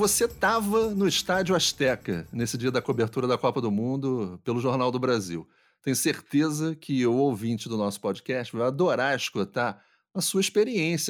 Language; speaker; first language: Portuguese; native; Portuguese